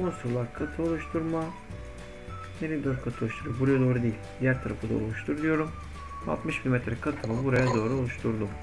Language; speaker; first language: Turkish; native; Turkish